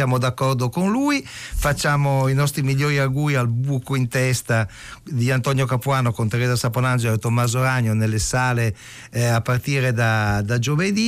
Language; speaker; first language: Italian; native; Italian